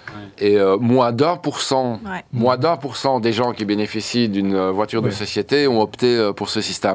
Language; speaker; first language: French; native; French